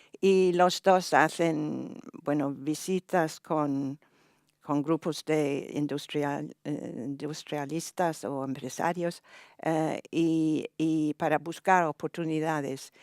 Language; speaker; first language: Spanish; non-native, fluent; English